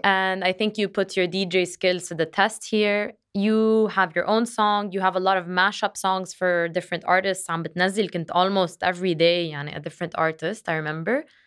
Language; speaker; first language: English; non-native, local second language; Arabic